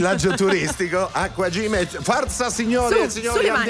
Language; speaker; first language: Italian; native; Italian